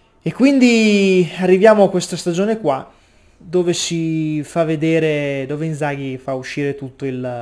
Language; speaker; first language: Italian; native; Italian